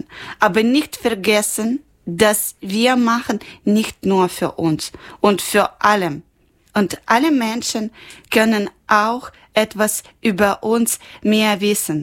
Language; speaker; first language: German; non-native, local second language; Ukrainian